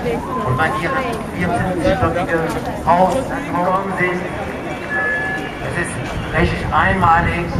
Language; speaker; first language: German; non-native, fluent; French